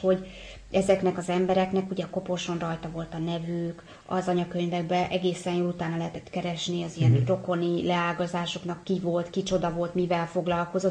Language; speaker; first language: Hungarian; native; Hungarian